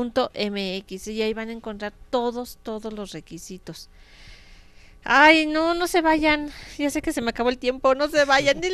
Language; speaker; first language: Spanish; native; Spanish